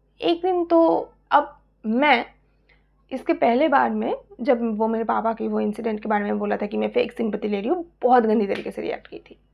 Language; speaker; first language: Hindi; non-native, local second language; Bangla